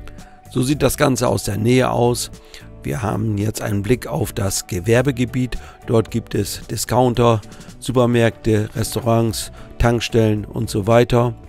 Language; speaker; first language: German; native; German